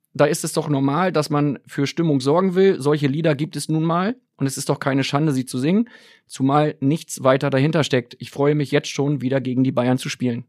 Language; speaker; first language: German; native; German